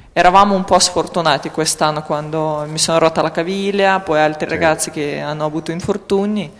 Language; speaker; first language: Italian; non-native, fluent; Russian